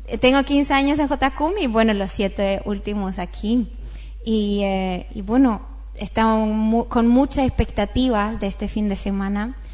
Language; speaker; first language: Spanish; non-native, fluent; Swedish